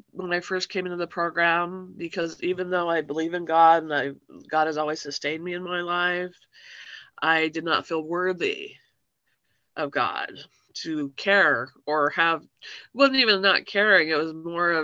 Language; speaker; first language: English; native; English